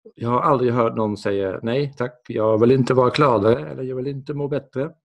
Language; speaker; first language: Swedish; non-native, fluent; Dutch